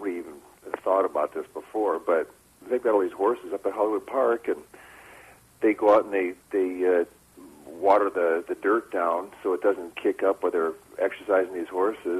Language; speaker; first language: English; native; English